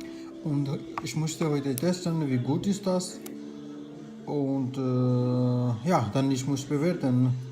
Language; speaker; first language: German; non-native, learner; Urdu